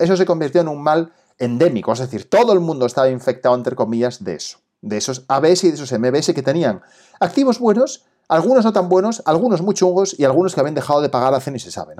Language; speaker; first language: Spanish; native; Spanish